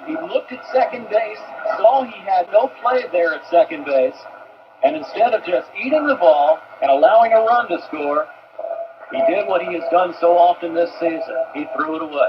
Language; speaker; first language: English; native; English